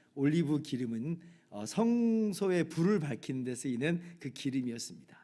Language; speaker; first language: Korean; native; Korean